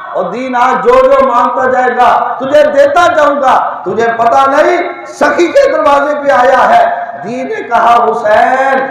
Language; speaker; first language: Urdu; non-native, local second language; Punjabi